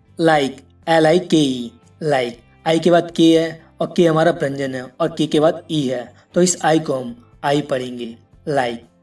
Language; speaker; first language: Hindi; native; Hindi